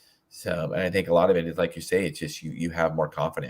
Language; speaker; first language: English; native; English